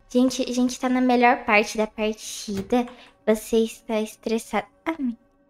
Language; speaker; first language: Portuguese; native; Portuguese